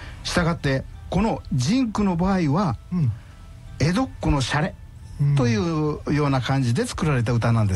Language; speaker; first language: Japanese; native; Japanese